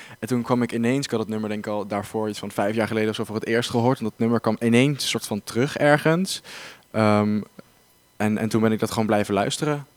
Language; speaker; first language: Dutch; native; Dutch